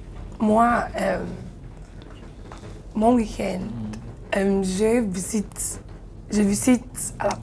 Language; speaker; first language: French; non-native, learner; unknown